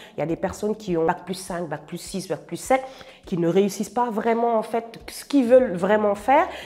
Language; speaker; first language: French; non-native, local second language; Wolof